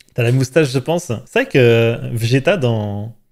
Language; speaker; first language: French; native; French